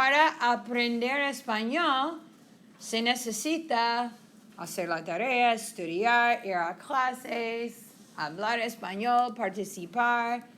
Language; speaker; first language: Spanish; non-native, fluent; English